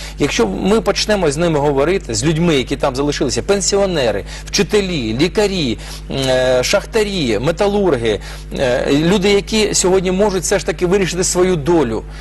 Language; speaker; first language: Ukrainian; non-native, local second language; Russian